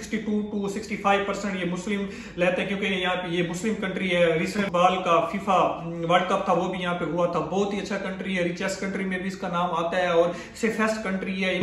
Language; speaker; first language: Urdu; non-native, local second language; Punjabi